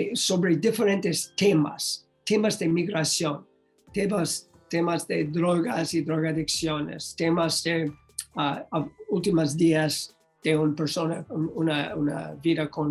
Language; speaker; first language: Spanish; non-native, learner; English